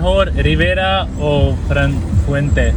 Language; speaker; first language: Spanish; non-native, learner; Hindi